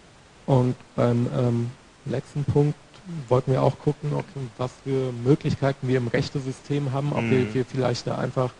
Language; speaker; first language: German; native; German